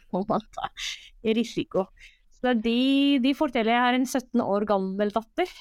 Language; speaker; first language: Norwegian; non-native, fluent; Arabic